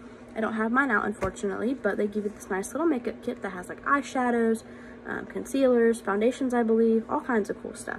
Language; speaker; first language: English; native; English